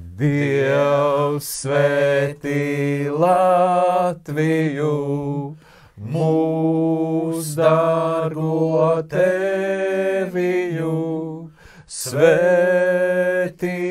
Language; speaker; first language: Latvian; native; Latvian